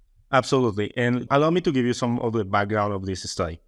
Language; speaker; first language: English; non-native, fluent; Spanish